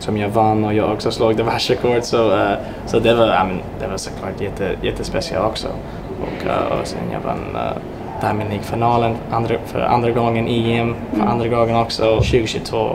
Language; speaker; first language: Swedish; early bilingual, heritage; English